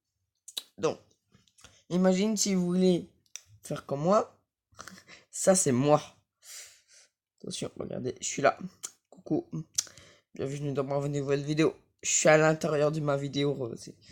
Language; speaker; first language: French; native; French